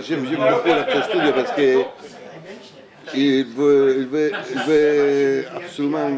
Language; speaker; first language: French; non-native, learner; Italian